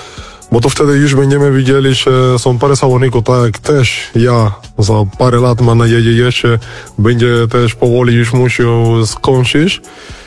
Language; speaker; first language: Polish; non-native, fluent; Spanish